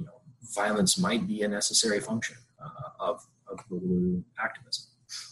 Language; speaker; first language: English; native; English